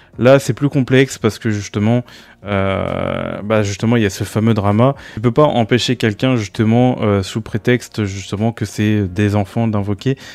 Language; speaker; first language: French; native; French